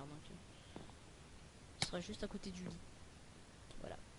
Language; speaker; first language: French; native; French